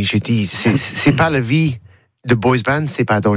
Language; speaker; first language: French; non-native, learner; English